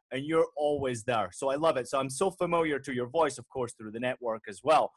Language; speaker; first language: English; native; English